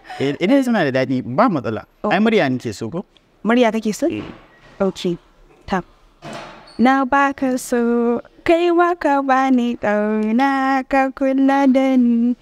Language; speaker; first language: Hausa; native; Hausa